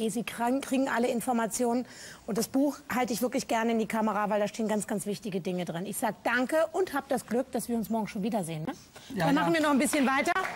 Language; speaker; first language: German; native; German